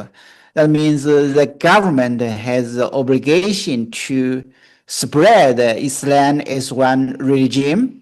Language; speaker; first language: English; non-native, fluent; Chinese